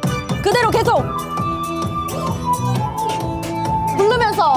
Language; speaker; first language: Korean; native; Korean